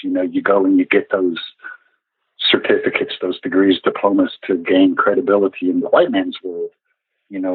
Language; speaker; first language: English; native; English